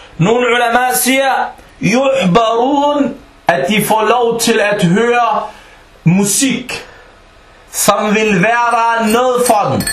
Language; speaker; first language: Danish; early bilingual, other home language; Arabic